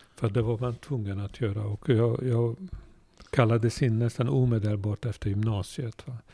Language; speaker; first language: Swedish; non-native, fluent; Hungarian